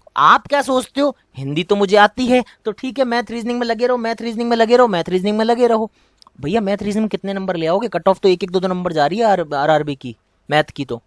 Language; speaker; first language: Hindi; native; Hindi